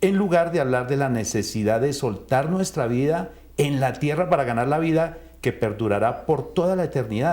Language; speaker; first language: Spanish; native; Spanish